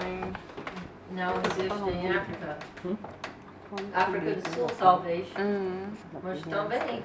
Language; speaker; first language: Portuguese; non-native, learner; English